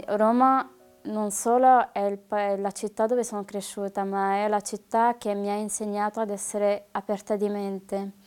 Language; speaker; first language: Italian; early bilingual, other home language; Arabic